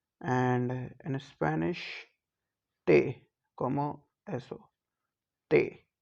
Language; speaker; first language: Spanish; non-native, learner; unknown